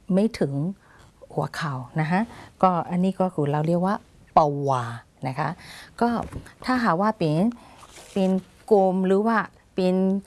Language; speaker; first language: Thai; non-native, fluent; Burmese